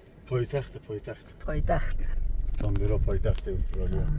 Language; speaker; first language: Persian; native; Persian